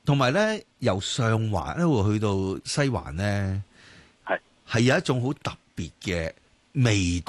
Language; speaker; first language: Cantonese; native; Cantonese